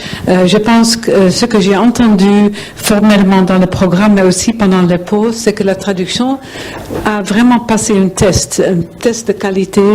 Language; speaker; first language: French; non-native, fluent; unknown